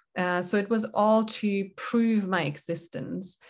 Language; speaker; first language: English; non-native, fluent; German